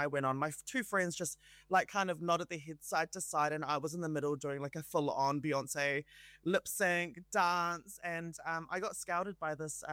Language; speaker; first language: English; native; English